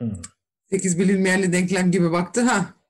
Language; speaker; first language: Turkish; native; Turkish